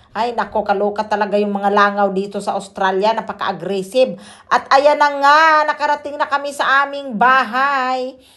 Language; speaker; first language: Filipino; native; Filipino